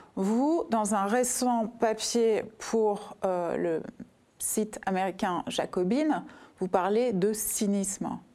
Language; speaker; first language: French; native; French